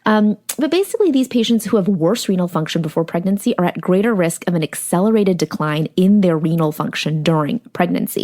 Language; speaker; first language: English; native; English